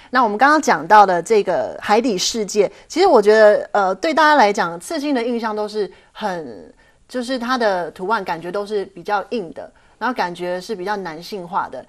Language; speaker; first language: Chinese; native; Chinese